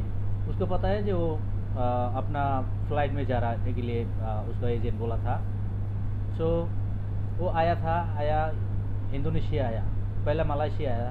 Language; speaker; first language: Hindi; non-native, learner; Bangla